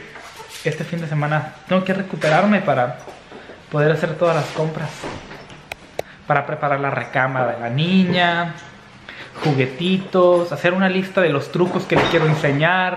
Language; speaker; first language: Spanish; native; Spanish